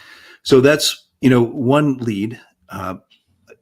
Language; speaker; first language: English; native; English